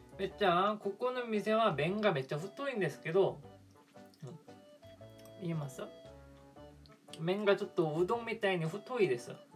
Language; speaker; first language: Japanese; non-native, fluent; Korean